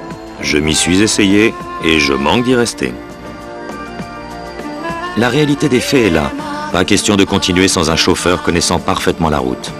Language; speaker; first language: French; native; French